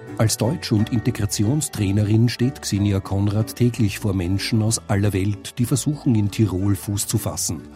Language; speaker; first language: German; native; German